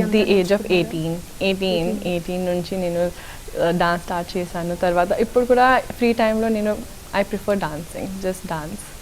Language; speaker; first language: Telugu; non-native, local second language; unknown